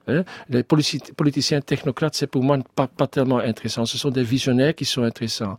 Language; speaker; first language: French; non-native, learner; Dutch